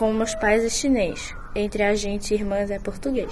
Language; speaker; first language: Portuguese; early bilingual, other home language; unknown